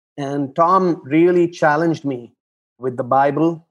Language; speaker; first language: English; non-native, local second language; Tamil